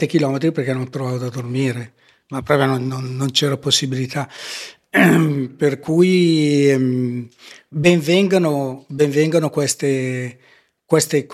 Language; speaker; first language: Italian; native; Italian